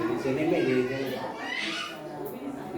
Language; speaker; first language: Indonesian; native; Indonesian